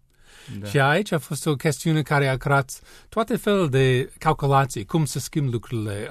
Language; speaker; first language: Romanian; non-native, learner; English